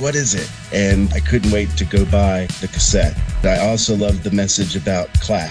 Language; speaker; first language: English; native; English